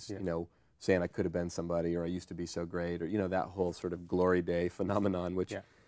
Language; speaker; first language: English; native; English